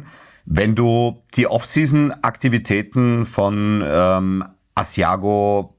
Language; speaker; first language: German; native; German